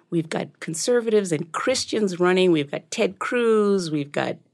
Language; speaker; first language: English; non-native, local second language; Shona